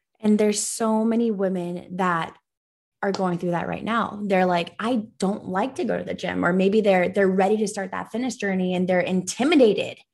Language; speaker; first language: English; native; English